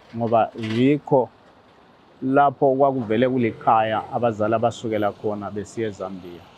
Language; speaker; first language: Zulu; native; Zulu